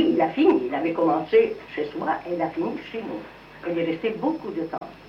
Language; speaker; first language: French; non-native, fluent; Italian